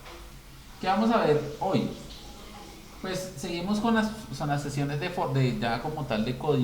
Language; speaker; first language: Spanish; native; Spanish